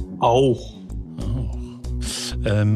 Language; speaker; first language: German; native; German